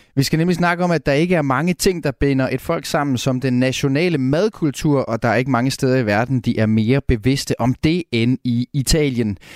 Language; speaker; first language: Danish; native; Danish